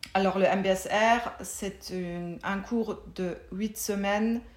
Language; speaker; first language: French; non-native, fluent; German